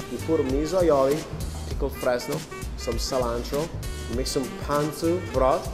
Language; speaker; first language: English; non-native, fluent; Italian